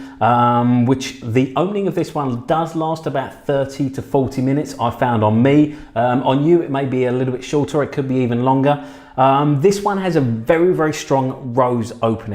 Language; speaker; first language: English; native; English